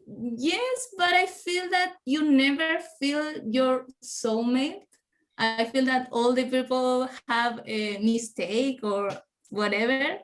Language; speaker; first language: English; non-native, learner; Spanish